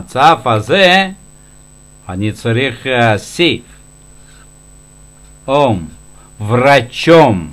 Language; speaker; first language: Hebrew; non-native, fluent; Russian